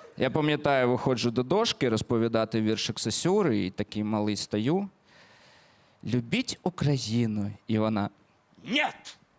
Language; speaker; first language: Ukrainian; non-native, local second language; Russian